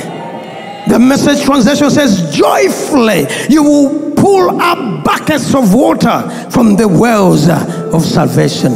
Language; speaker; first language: English; non-native, local second language; Ganda